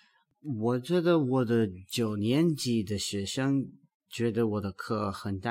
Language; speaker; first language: Chinese; non-native, learner; English